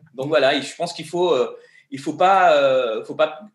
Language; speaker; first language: French; native; French